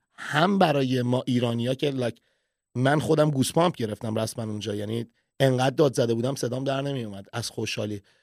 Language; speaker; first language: Persian; early bilingual, heritage; Persian